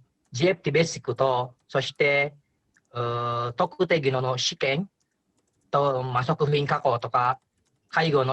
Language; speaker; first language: Japanese; non-native, learner; Indonesian